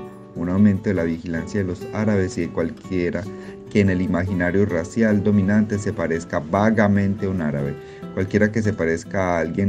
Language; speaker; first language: Spanish; native; Spanish